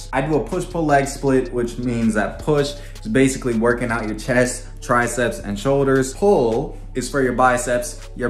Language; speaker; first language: English; native; English